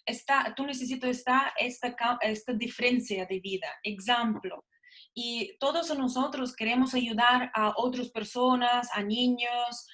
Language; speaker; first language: Spanish; non-native, learner; Russian